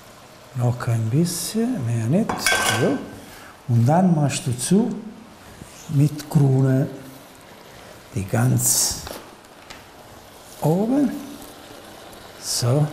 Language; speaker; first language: German; non-native, learner; Italian